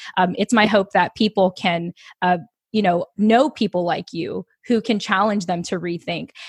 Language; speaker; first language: English; early bilingual, other home language; Filipino